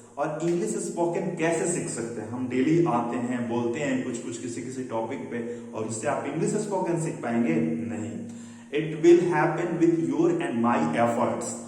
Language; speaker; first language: Hindi; non-native, local second language; Bhojpuri